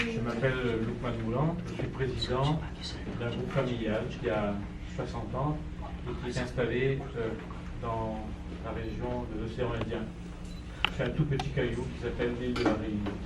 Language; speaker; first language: French; native; French